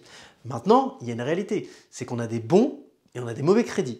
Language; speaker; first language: French; native; French